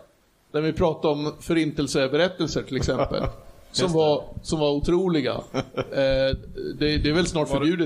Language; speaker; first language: Swedish; native; Swedish